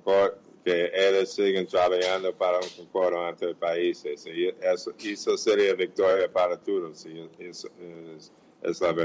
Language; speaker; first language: Portuguese; non-native, fluent; English